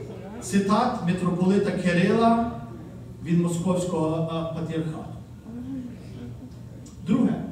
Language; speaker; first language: Ukrainian; early bilingual, heritage; Ukrainian